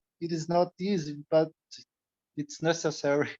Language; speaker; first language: English; non-native, learner; Portuguese